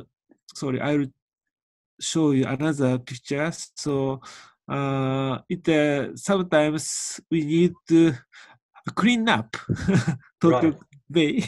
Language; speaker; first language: English; non-native, learner; Japanese